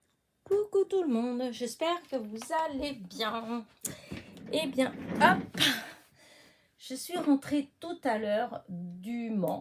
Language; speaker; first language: French; native; French